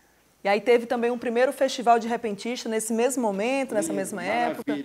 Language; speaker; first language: Portuguese; native; Portuguese